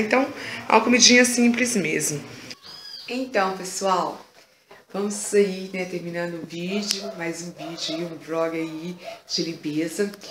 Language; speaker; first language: Portuguese; native; Portuguese